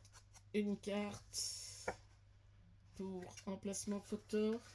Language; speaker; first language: French; native; French